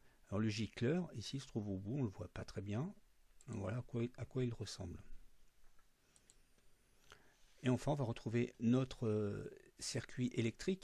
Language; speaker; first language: French; native; French